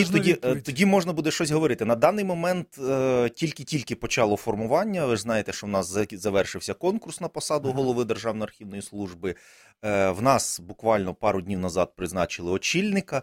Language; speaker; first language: Ukrainian; native; Ukrainian